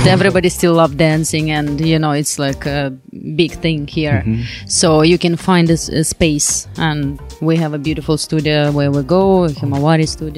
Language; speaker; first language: English; non-native, fluent; Russian